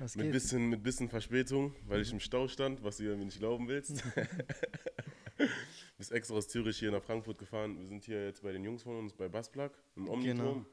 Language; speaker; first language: German; native; German